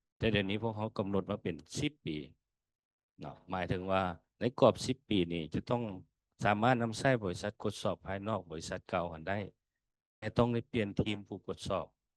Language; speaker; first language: Lao; native; Lao